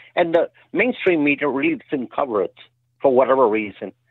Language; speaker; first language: English; native; English